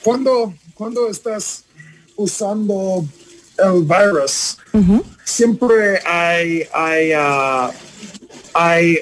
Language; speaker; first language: Spanish; non-native, learner; English